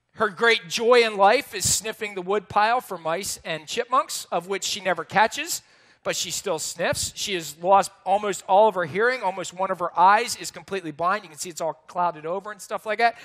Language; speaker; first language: English; native; English